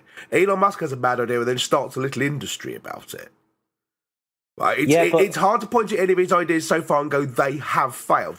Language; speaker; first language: English; native; English